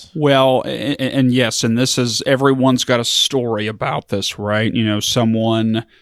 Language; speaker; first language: English; early bilingual, other home language; German